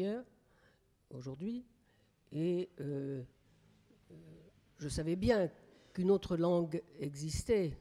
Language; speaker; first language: French; native; French